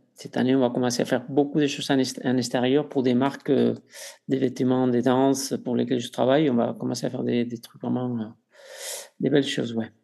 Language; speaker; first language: French; non-native, fluent; Spanish